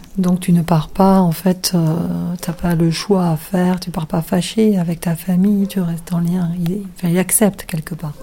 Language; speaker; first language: French; native; French